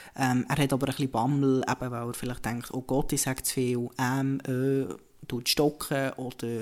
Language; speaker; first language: German; native; German